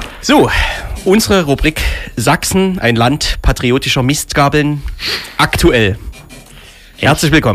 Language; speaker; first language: German; native; German